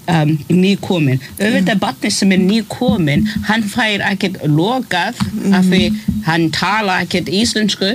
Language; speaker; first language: Icelandic; non-native, fluent; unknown